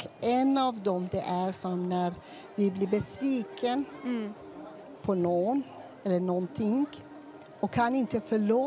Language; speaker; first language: Swedish; non-native, fluent; Persian